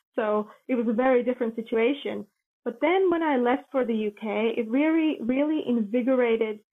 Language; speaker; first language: English; non-native, fluent; Latvian